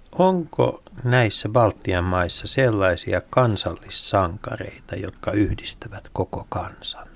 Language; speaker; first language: Finnish; native; Finnish